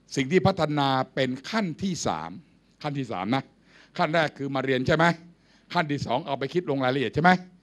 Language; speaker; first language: Thai; native; Thai